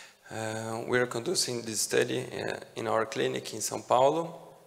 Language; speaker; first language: English; non-native, fluent; Portuguese